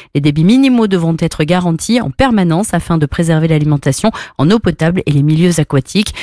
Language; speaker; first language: French; native; French